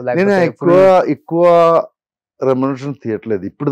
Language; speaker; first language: Telugu; non-native, local second language; Malayalam